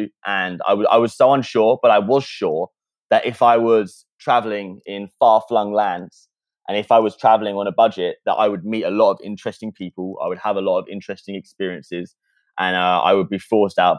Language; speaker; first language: English; native; English